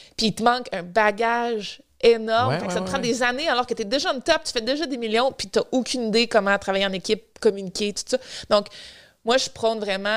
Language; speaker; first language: French; native; French